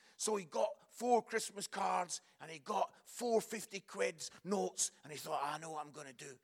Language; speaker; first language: English; native; English